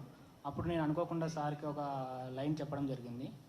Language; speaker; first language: Telugu; native; Telugu